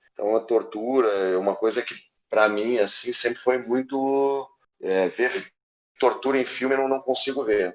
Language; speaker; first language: Portuguese; native; Portuguese